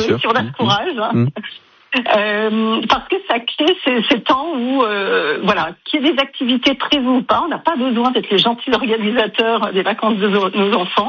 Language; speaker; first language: French; native; French